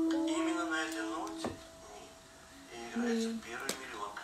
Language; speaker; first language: Russian; native; Russian